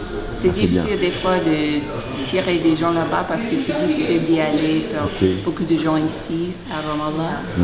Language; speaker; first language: French; non-native, fluent; Arabic